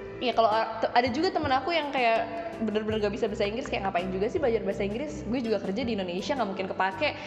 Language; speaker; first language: Indonesian; native; Indonesian